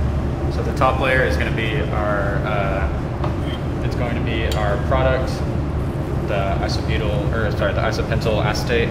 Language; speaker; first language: English; native; English